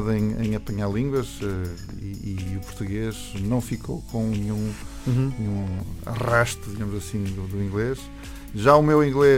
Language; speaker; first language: Portuguese; non-native, fluent; English